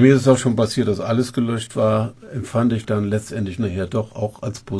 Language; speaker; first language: German; native; German